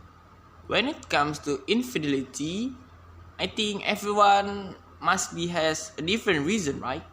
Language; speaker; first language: English; non-native, learner; Indonesian